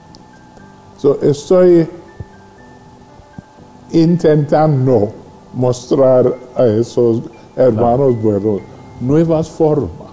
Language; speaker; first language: Spanish; non-native, fluent; English